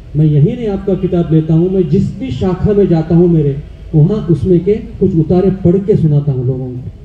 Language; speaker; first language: Hindi; non-native, local second language; Marathi